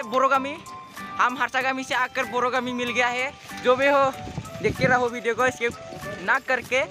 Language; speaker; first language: Hindi; non-native, local second language; Bodo